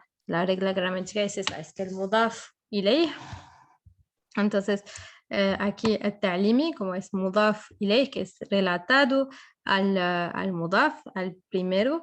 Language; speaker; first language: Spanish; non-native, fluent; French